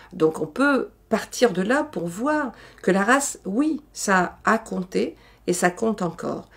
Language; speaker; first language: French; native; French